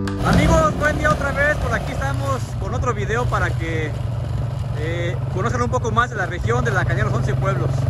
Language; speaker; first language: Spanish; native; Spanish